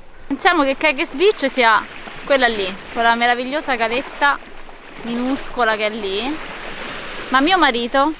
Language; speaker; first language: Italian; native; Italian